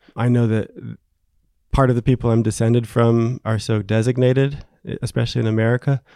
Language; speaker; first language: English; native; English